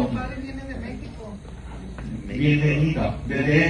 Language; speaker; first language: Spanish; non-native, fluent; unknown